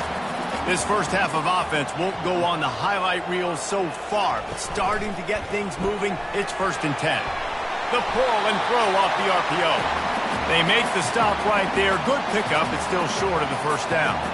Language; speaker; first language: English; native; English